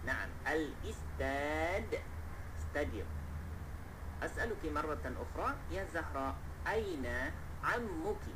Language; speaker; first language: Arabic; non-native, fluent; Malay